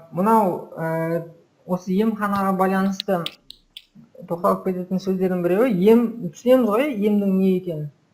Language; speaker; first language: Kazakh; native; Kazakh